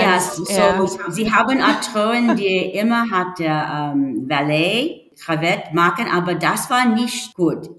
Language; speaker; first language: German; non-native, learner; English